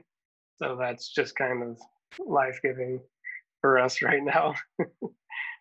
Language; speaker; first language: English; native; English